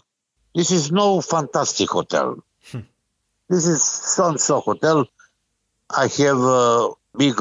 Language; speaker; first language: English; non-native, learner; Serbian